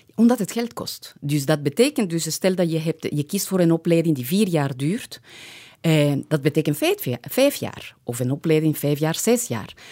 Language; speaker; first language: Dutch; non-native, fluent; Spanish